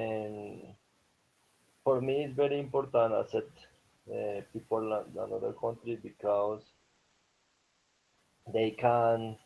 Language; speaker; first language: English; non-native, learner; Spanish